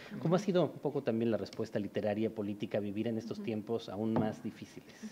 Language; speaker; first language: Spanish; native; Spanish